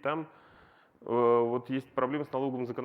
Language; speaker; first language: Russian; native; Russian